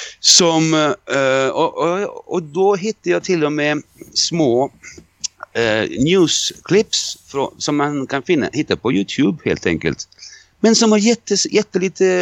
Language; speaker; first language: Swedish; non-native, fluent; Italian